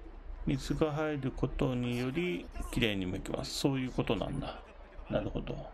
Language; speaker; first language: Japanese; native; Japanese